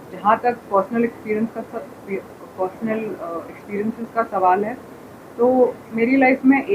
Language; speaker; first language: Hindi; native; Hindi